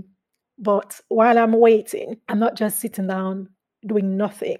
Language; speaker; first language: English; non-native, local second language; Krio